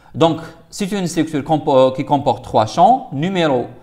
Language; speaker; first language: French; non-native, local second language; Arabic